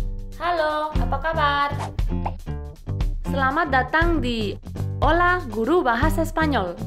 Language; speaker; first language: Indonesian; non-native, fluent; Spanish